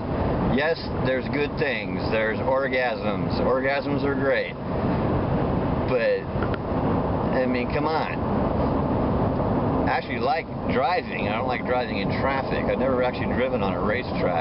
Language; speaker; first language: English; native; English